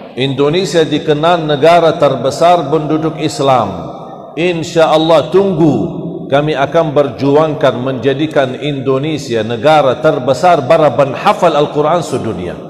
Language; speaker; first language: Indonesian; non-native, fluent; Arabic